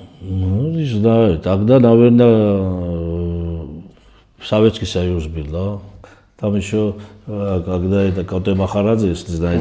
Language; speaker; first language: Russian; non-native, fluent; Georgian